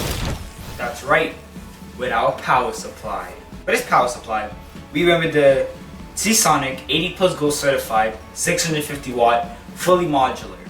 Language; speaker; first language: English; native; English